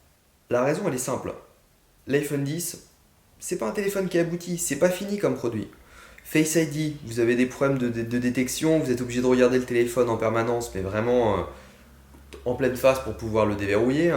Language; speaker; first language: French; native; French